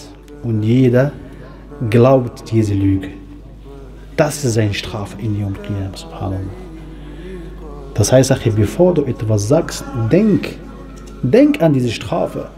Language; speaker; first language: German; non-native, fluent; Arabic